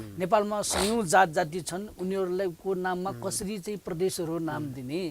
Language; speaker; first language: Nepali; non-native, local second language; Newari